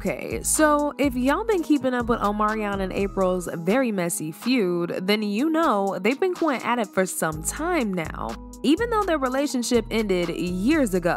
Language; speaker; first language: English; native; English